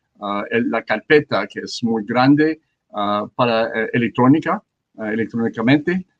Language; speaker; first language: Spanish; non-native, learner; French